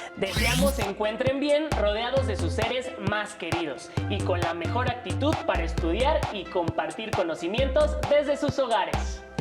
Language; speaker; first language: Spanish; native; Spanish